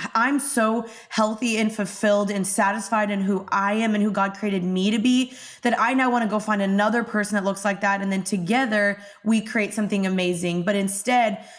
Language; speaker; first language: English; native; English